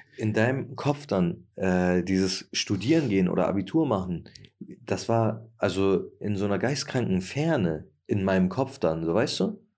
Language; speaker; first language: German; early bilingual, other home language; Turkish